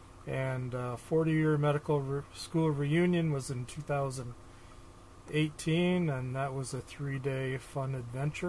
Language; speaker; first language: English; native; English